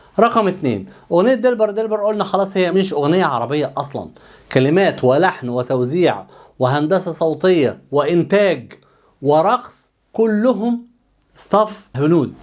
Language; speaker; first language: Arabic; native; Arabic